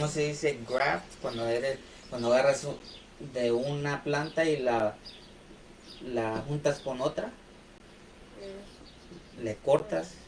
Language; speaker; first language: Spanish; early bilingual, heritage; Spanish